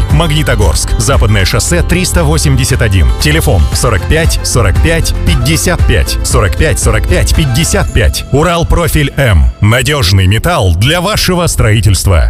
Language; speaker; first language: Russian; native; Russian